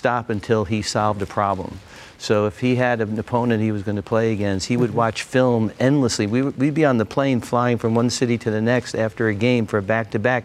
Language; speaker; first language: English; native; English